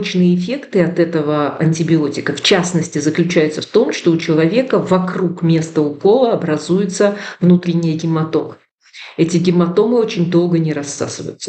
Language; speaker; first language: Russian; native; Russian